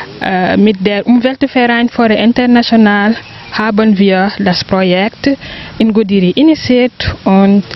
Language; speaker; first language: German; non-native, fluent; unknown